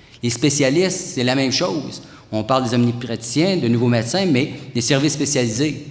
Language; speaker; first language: French; native; French